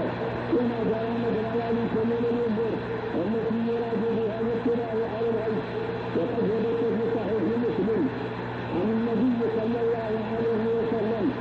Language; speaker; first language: Arabic; native; Arabic